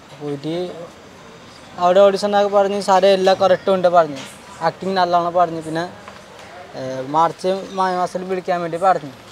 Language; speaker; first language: Malayalam; non-native, learner; Odia